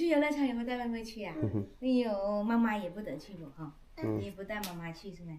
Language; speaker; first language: Chinese; native; Chinese